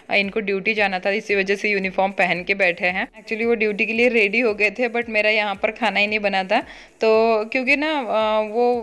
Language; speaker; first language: Hindi; non-native, local second language; Marathi